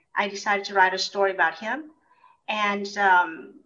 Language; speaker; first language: English; early bilingual, other home language; Vietnamese